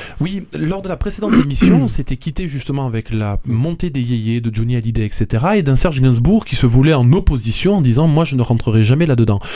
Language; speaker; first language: French; native; French